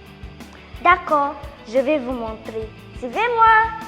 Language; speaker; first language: French; non-native, learner; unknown